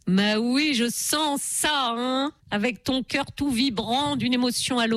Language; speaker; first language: French; native; French